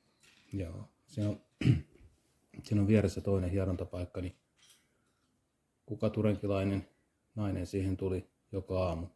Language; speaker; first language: Finnish; native; Finnish